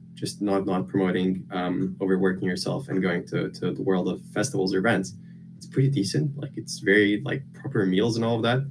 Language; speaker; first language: English; non-native, fluent; Lithuanian